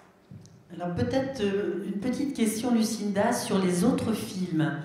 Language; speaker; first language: French; native; French